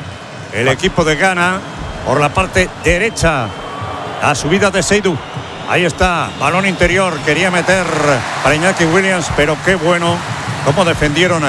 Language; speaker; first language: Spanish; native; Spanish